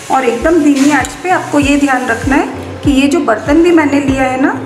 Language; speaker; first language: Hindi; native; Hindi